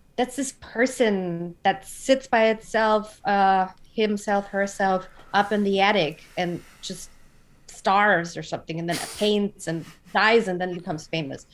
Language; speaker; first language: English; non-native, fluent; German